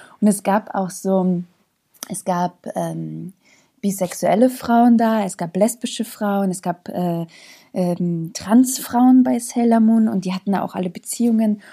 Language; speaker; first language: German; early bilingual, other home language; Croatian